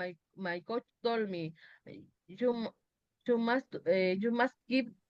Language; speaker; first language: English; non-native, learner; Spanish